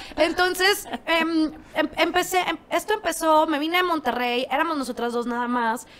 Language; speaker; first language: Spanish; native; Spanish